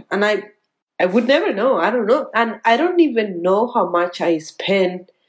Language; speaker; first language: English; non-native, fluent; Spanish